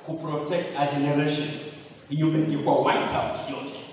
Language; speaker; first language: English; non-native, local second language; Swahili